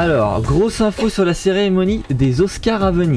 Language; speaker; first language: French; native; French